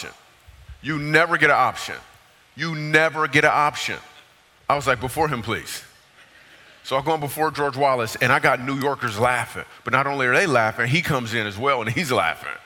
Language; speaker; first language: English; native; English